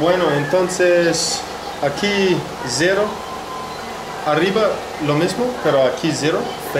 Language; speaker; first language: Spanish; non-native, learner; English